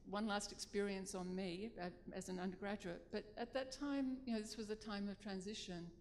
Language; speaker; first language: English; native; English